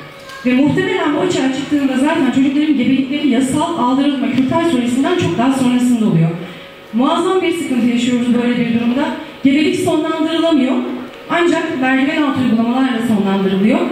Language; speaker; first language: Turkish; native; Turkish